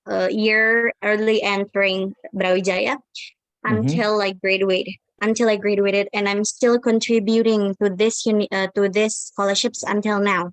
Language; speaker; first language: English; non-native, fluent; Indonesian